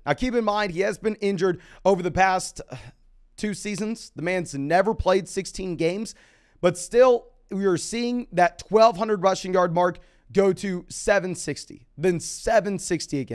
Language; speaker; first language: English; native; English